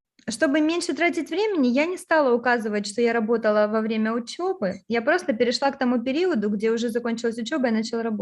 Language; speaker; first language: Russian; native; Russian